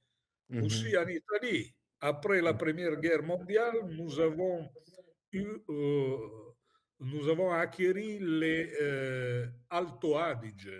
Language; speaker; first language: French; non-native, fluent; Italian